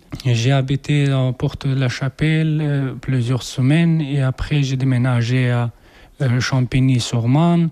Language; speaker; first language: French; non-native, learner; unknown